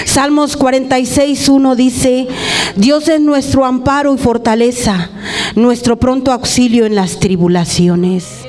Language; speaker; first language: Spanish; native; Spanish